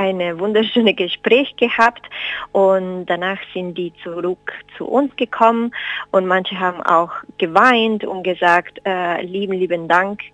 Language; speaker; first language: German; non-native, fluent; Spanish